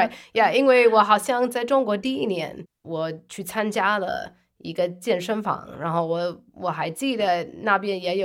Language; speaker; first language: Chinese; non-native, fluent; English